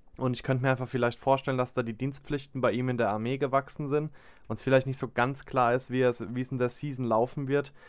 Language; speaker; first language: German; native; German